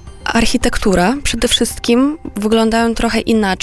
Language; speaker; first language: Polish; non-native, fluent; Romanian